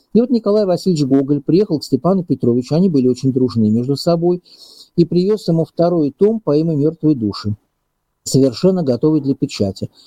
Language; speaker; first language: Russian; native; Russian